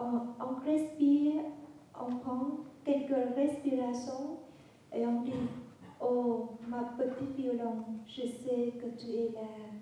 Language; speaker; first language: French; non-native, fluent; Vietnamese